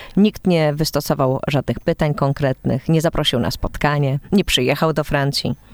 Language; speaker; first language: Polish; native; Polish